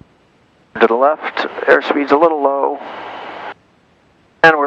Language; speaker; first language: English; native; English